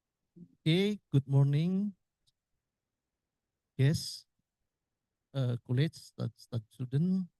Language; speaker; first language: English; non-native, learner; Indonesian